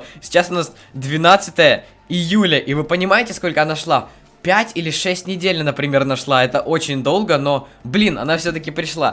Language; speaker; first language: Russian; native; Russian